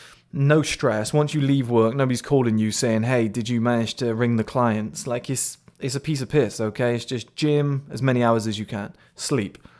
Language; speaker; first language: English; native; English